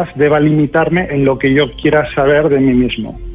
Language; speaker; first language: Spanish; native; Spanish